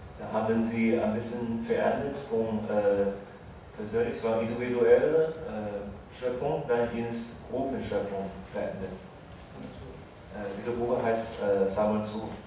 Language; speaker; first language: German; non-native, fluent; Chinese